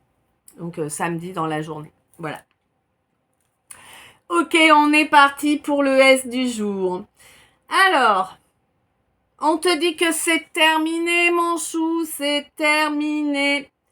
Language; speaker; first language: French; native; French